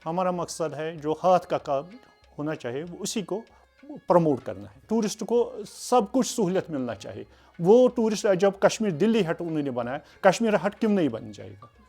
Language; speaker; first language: Urdu; non-native, local second language; Kashmiri